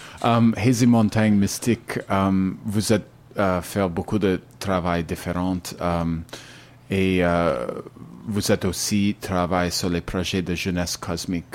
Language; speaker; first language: French; non-native, learner; English